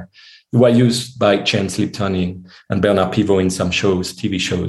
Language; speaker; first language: English; non-native, fluent; French